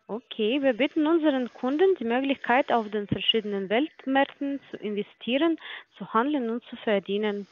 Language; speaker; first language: German; non-native, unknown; Polish